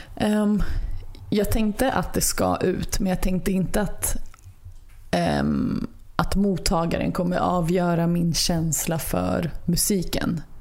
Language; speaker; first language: Swedish; early bilingual, other home language; Lithuanian